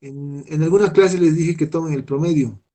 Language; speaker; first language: Spanish; native; Spanish